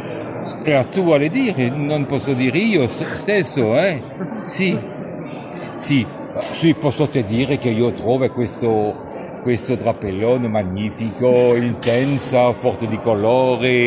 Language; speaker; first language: Italian; non-native, fluent; French